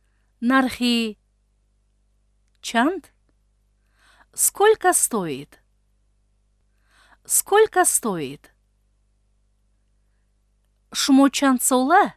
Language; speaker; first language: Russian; non-native, local second language; Tajik